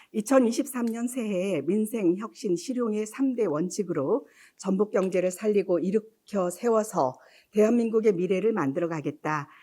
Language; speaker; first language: Korean; native; Korean